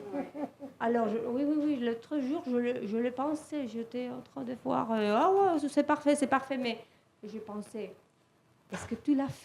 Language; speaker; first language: French; non-native, fluent; Spanish